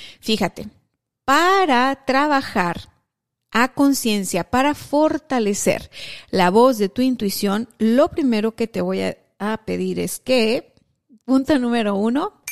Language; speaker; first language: Spanish; native; Spanish